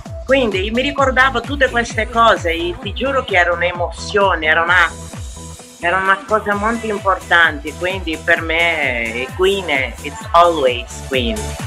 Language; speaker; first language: Italian; non-native, fluent; Portuguese